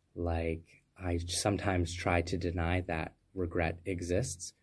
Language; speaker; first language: English; native; English